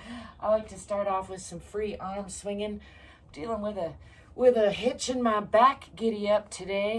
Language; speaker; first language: English; native; English